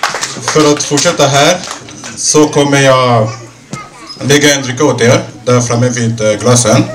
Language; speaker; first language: Swedish; early bilingual, other home language; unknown